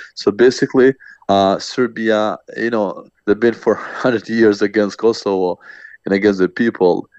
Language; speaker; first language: English; non-native, fluent; Albanian